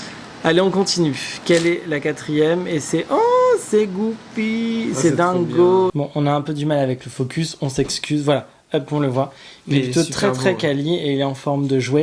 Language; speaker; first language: French; native; French